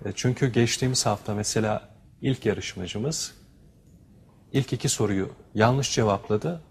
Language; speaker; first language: Turkish; native; Turkish